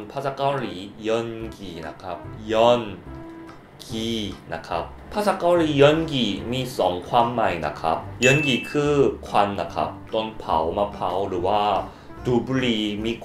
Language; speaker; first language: Thai; non-native, fluent; Korean